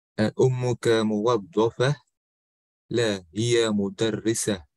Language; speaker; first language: Arabic; non-native, learner; Indonesian